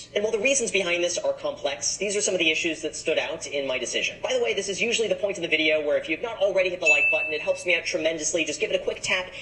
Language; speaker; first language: English; native; English